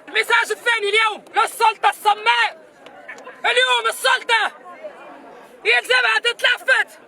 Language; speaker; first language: Arabic; native; Arabic